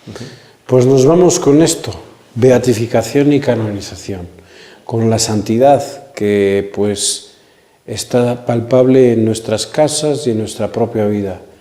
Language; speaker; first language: Spanish; native; Spanish